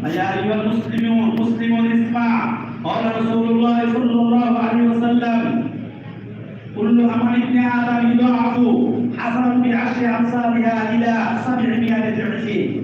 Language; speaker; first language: Arabic; non-native, fluent; Bangla